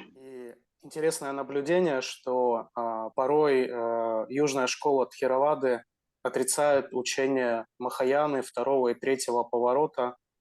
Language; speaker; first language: Russian; native; Russian